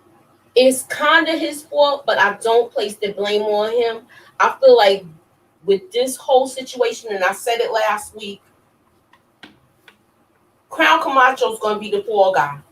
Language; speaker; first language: English; native; English